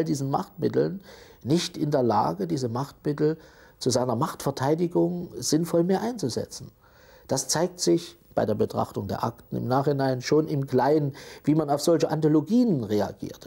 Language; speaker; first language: German; native; German